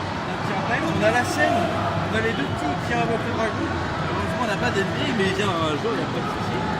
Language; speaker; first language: French; native; French